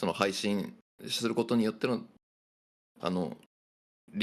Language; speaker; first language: Japanese; native; Japanese